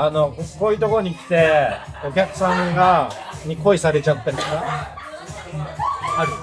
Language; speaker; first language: Japanese; native; Japanese